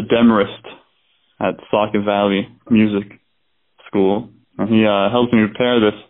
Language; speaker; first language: English; native; English